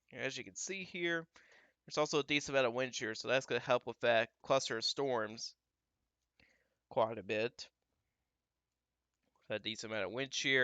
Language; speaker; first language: English; native; English